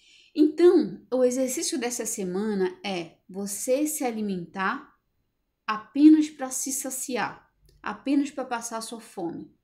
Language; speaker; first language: Portuguese; native; Portuguese